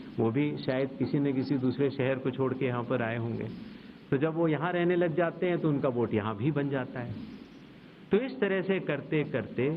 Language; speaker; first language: Hindi; native; Hindi